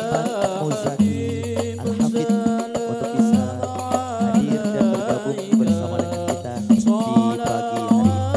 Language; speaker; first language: Indonesian; native; Indonesian